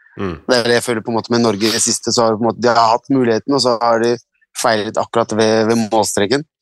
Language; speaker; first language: Norwegian; early bilingual, other home language; Arabic